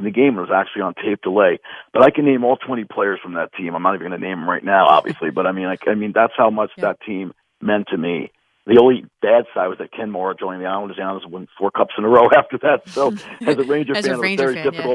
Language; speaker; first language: English; native; English